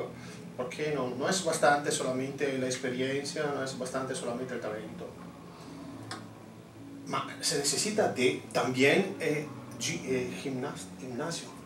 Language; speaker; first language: Spanish; non-native, fluent; Italian